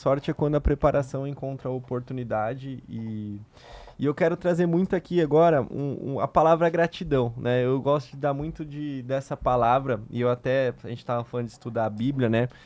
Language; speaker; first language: Portuguese; native; Portuguese